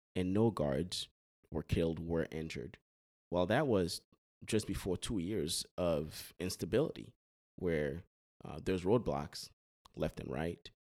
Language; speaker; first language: English; early bilingual, other home language; Haitian Creole